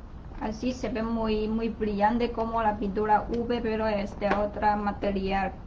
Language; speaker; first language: Spanish; non-native, learner; Chinese